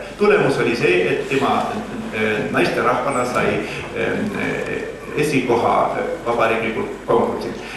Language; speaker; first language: Estonian; native; Estonian